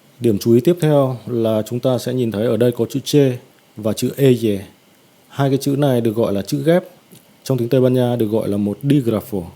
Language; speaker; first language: Vietnamese; native; Vietnamese